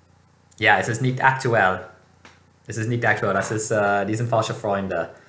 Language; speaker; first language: German; non-native, fluent; English